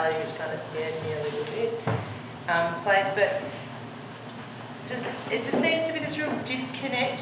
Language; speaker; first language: English; native; English